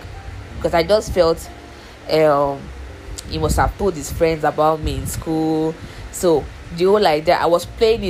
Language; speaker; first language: English; non-native, local second language; Yoruba